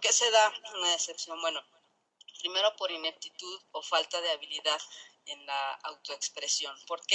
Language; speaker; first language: Spanish; native; Spanish